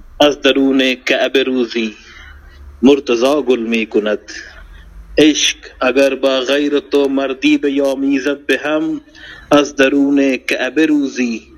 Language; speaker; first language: Persian; non-native, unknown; Hindi